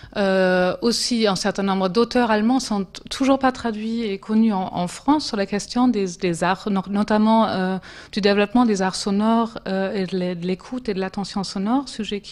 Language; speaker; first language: French; non-native, fluent; German